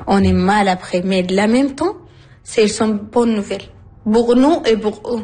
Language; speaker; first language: French; non-native, learner; Arabic